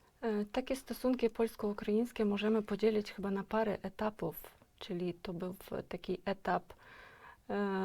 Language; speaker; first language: Polish; non-native, fluent; Ukrainian